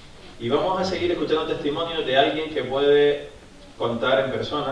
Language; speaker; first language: Spanish; native; Spanish